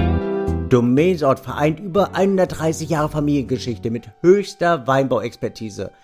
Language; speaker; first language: German; native; German